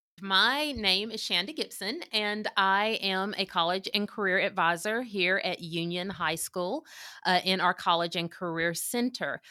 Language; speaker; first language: English; native; English